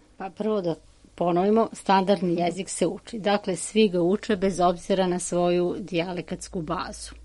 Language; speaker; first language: Serbian; native; Serbian